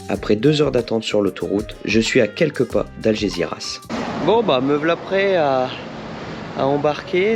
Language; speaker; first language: French; native; French